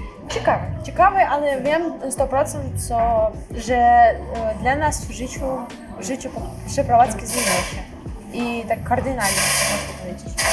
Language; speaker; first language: Polish; non-native, fluent; Russian